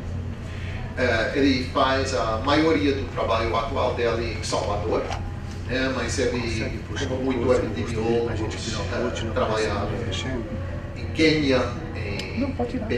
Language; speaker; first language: Portuguese; non-native, fluent; English